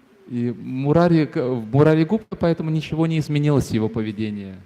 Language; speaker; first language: Russian; native; Russian